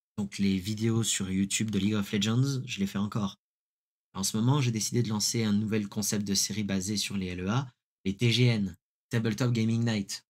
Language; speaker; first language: French; native; French